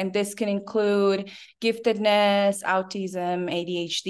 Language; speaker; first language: English; non-native, fluent; Spanish